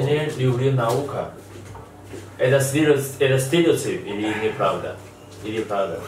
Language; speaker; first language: Russian; non-native, learner; Chinese